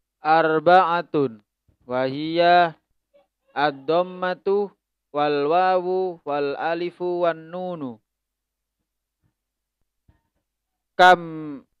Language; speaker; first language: Arabic; non-native, learner; Indonesian